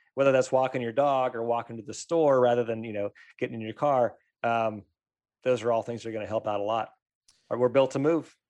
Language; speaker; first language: English; native; English